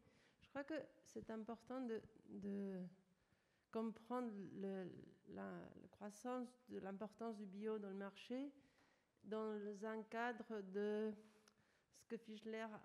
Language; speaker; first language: French; non-native, fluent; Spanish